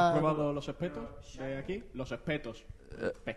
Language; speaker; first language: Spanish; native; Spanish